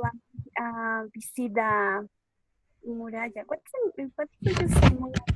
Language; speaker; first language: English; non-native, learner; Spanish